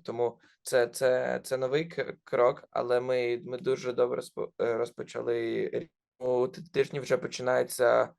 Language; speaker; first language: Ukrainian; non-native, local second language; Russian